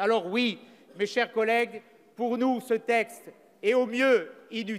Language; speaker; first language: French; native; French